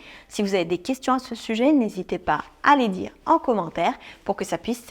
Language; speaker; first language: French; native; French